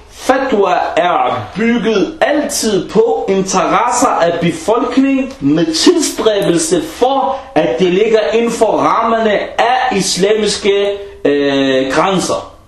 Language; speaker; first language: Danish; early bilingual, other home language; Arabic